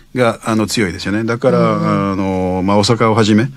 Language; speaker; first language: Japanese; non-native, fluent; French